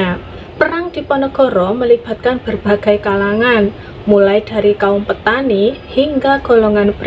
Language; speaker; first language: Indonesian; native; Indonesian